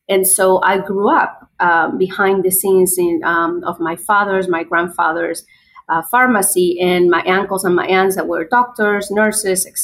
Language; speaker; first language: English; non-native, fluent; Spanish